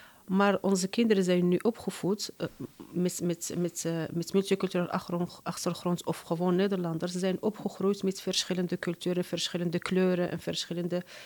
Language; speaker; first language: Dutch; non-native, fluent; Arabic